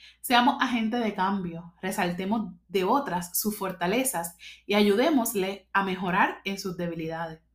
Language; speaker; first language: Spanish; native; Spanish